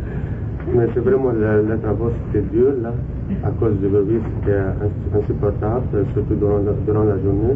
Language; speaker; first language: French; non-native, learner; Arabic